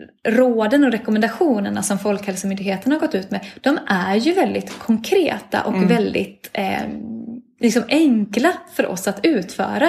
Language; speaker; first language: Swedish; native; Swedish